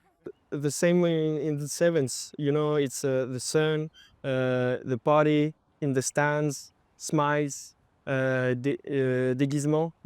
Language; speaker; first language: English; non-native, fluent; French